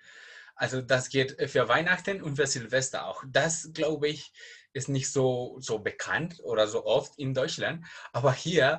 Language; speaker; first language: German; non-native, learner; Spanish